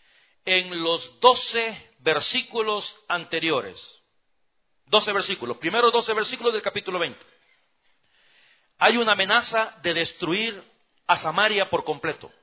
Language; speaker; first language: Spanish; native; Spanish